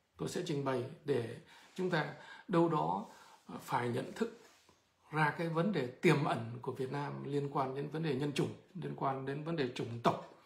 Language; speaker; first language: Vietnamese; native; Vietnamese